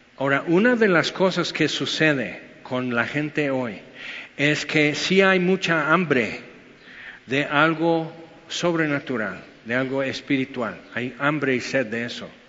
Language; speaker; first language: Spanish; non-native, fluent; English